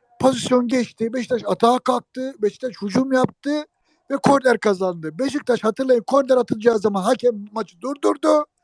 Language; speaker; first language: Turkish; native; Turkish